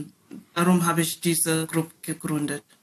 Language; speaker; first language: German; non-native, learner; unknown